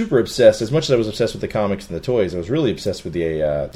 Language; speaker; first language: English; native; English